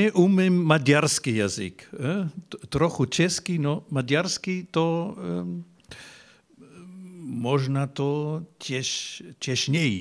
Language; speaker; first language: Czech; non-native, learner; Dutch